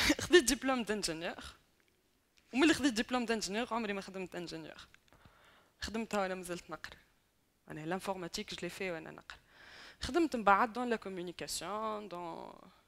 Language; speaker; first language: Arabic; native; Arabic